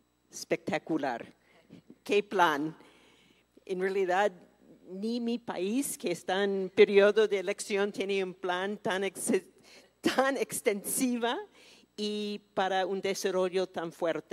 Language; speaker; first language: Spanish; non-native, fluent; English